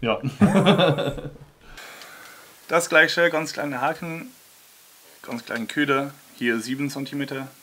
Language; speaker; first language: German; non-native, learner; French